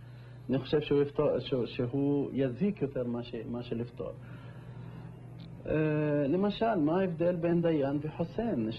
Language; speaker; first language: Hebrew; non-native, local second language; Arabic